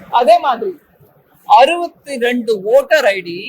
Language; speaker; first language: Tamil; native; Tamil